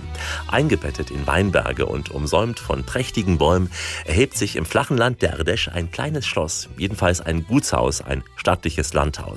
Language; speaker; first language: German; native; German